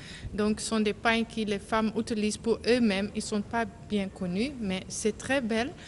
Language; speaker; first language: French; non-native, learner; Dutch